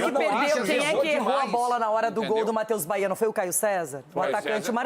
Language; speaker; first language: Portuguese; native; Portuguese